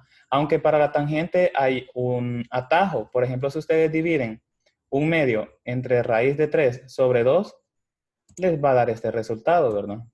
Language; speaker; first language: Spanish; native; Spanish